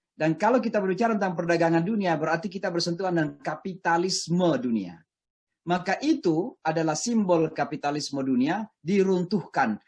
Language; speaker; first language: Indonesian; non-native, local second language; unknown